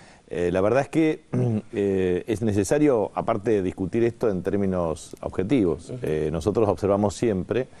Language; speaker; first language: Spanish; native; Spanish